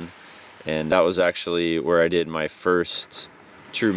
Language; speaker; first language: English; native; English